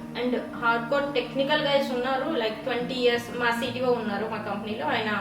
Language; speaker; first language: Telugu; native; Telugu